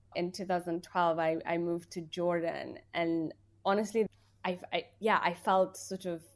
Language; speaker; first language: English; early bilingual, other home language; Persian